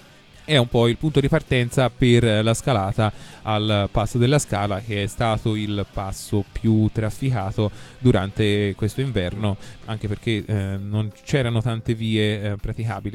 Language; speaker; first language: Italian; native; Italian